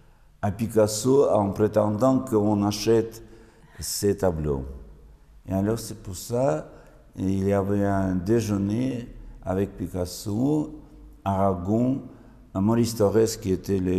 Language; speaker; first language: French; non-native, fluent; Russian